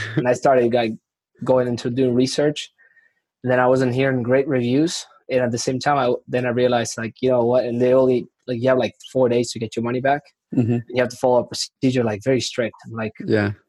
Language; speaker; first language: English; non-native, fluent; Spanish